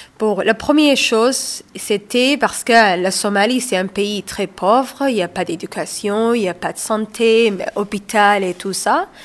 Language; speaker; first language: French; non-native, learner; Somali